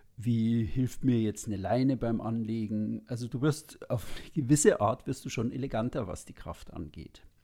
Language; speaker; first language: German; native; German